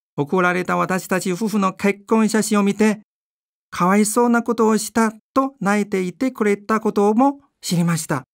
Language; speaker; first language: Japanese; non-native, fluent; Chinese